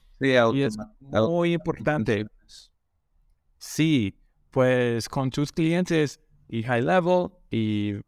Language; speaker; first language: Spanish; non-native, learner; English